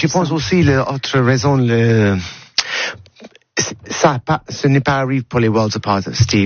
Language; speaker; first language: French; non-native, learner; English